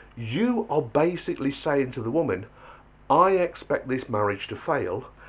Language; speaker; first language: English; native; English